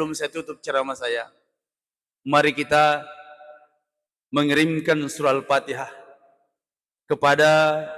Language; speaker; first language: Indonesian; non-native, local second language; Buginese